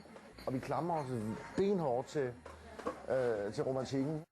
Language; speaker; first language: Danish; native; Danish